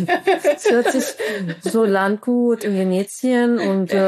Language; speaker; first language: German; native; German